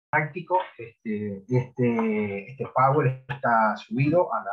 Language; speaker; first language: Spanish; native; Spanish